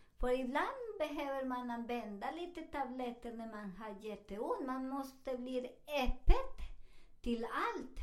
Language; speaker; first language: Swedish; non-native, fluent; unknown